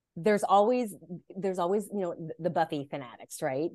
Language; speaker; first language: English; native; English